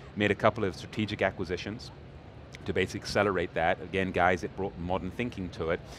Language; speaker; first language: English; native; English